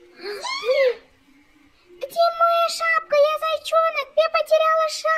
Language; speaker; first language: Russian; non-native, local second language; Kazakh